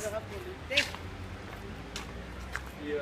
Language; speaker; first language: French; non-native, learner; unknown